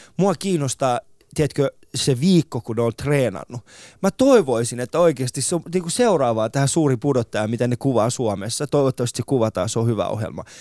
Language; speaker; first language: Finnish; early bilingual, other home language; Persian